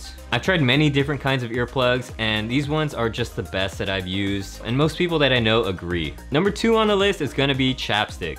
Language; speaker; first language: English; native; English